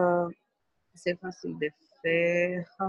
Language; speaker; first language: French; non-native, learner; Portuguese